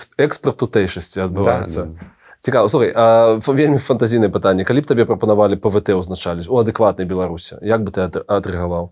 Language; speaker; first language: Belarusian; non-native, local second language; Russian